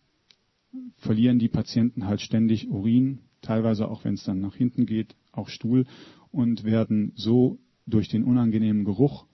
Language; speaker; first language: German; native; German